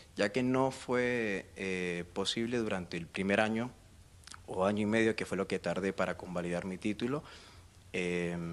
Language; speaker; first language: Spanish; native; Spanish